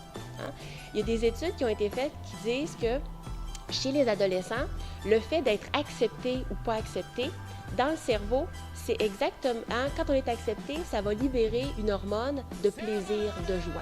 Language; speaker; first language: French; native; French